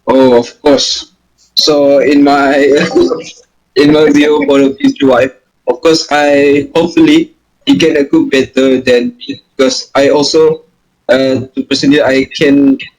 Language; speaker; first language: English; non-native, learner; Malay